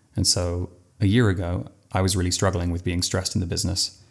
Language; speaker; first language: English; native; English